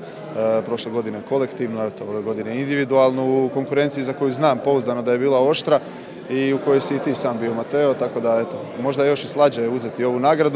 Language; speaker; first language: Croatian; native; Croatian